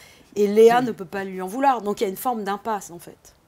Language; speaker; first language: French; native; French